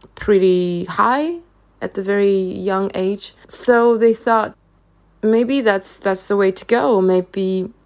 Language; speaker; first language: English; non-native, fluent; Russian